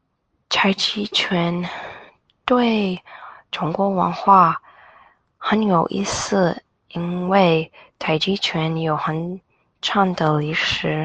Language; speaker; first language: Chinese; non-native, learner; English